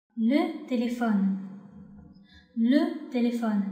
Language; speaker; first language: French; non-native, fluent; Chinese